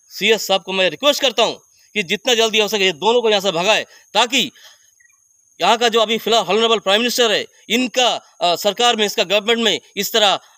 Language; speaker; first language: Hindi; non-native, local second language; Bangla